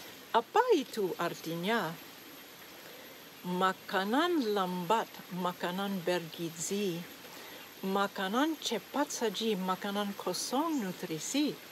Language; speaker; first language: Indonesian; non-native, learner; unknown